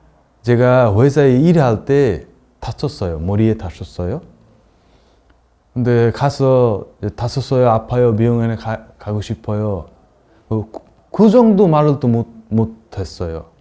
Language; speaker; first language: Korean; non-native, learner; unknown